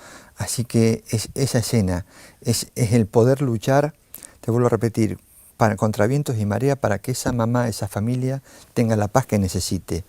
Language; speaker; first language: Spanish; native; Spanish